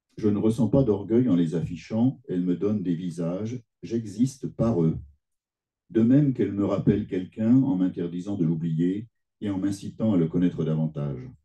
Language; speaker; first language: French; native; French